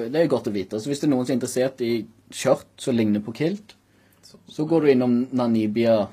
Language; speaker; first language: Norwegian; native; Norwegian